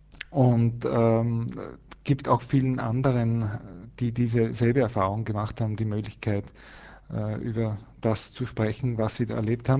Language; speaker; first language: German; native; German